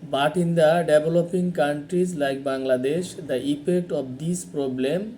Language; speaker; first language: English; non-native, local second language; Bangla